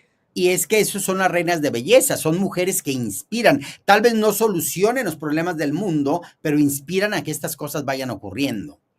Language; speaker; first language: Spanish; native; Spanish